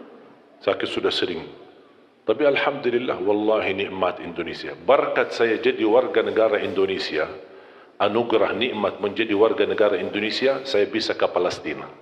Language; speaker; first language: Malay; non-native, fluent; Arabic